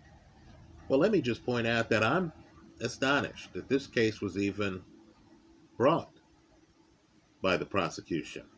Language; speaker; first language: English; native; English